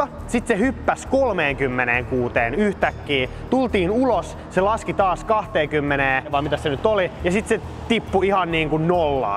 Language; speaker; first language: Finnish; native; Finnish